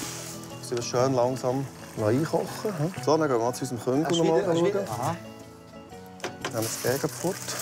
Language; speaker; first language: German; native; German